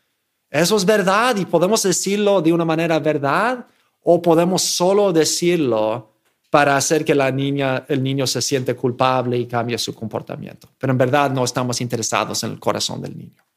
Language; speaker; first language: Spanish; non-native, fluent; English